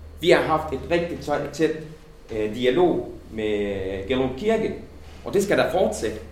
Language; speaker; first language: Danish; early bilingual, other home language; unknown